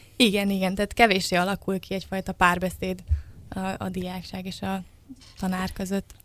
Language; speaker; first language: Hungarian; native; Hungarian